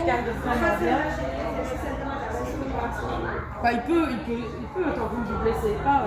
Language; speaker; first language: French; native; French